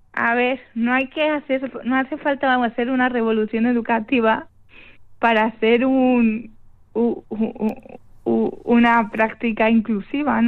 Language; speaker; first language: Spanish; native; Spanish